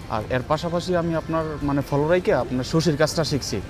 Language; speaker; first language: Bangla; native; Bangla